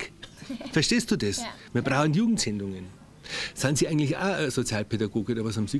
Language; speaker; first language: German; native; German